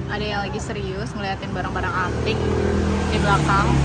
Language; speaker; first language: Indonesian; native; Indonesian